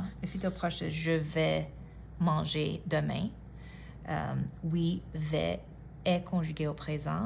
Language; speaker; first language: French; non-native, fluent; English